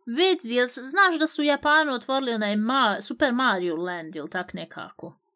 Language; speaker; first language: Bosnian; early bilingual, heritage; Bosnian